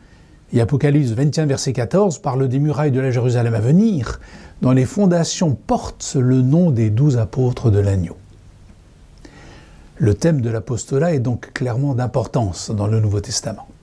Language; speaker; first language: French; native; French